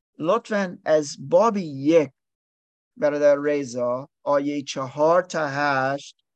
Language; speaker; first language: Persian; non-native, learner; English